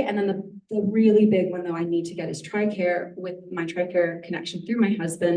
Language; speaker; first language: English; native; English